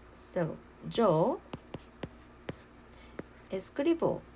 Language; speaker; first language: Spanish; non-native, learner; Japanese